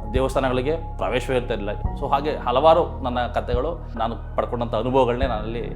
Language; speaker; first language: Kannada; native; Kannada